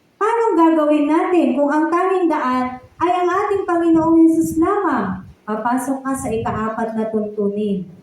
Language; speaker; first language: Filipino; native; Filipino